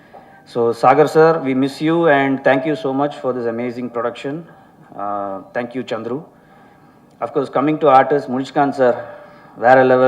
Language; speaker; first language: Tamil; native; Tamil